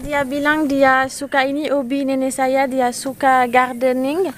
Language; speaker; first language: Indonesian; non-native, learner; French